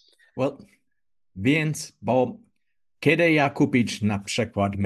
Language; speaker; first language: Polish; non-native, learner; English